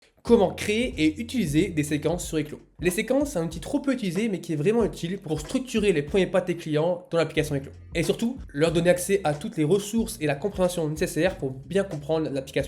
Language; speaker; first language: French; native; French